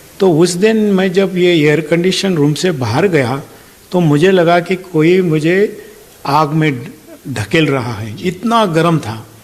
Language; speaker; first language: Hindi; non-native, local second language; Marathi